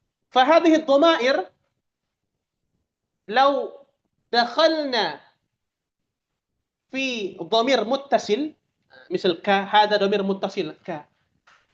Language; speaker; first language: Arabic; non-native, fluent; Indonesian